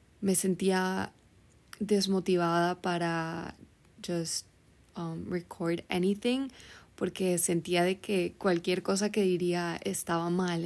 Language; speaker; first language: Spanish; early bilingual, heritage; Spanish